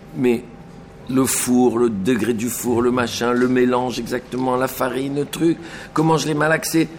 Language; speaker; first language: French; native; French